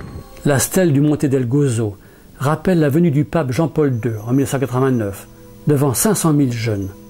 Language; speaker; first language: French; native; French